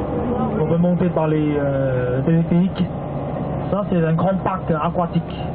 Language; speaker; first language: French; non-native, fluent; Cantonese